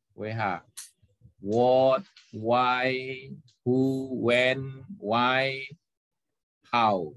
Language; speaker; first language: English; non-native, fluent; Indonesian